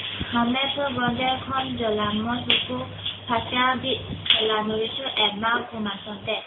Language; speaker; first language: French; non-native, learner; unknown